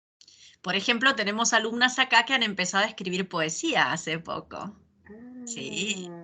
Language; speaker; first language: Spanish; native; Spanish